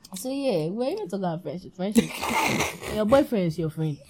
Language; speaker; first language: English; non-native, local second language; Akan